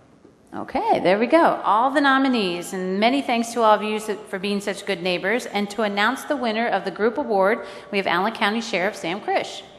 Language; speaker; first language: English; native; English